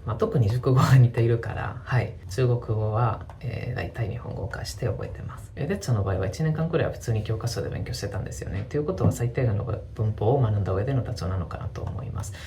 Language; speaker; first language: Japanese; non-native, fluent; Spanish